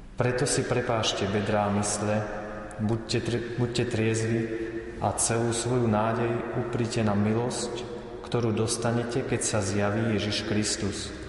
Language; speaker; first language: Slovak; native; Slovak